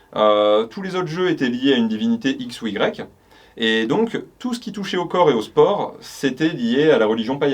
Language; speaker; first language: French; native; French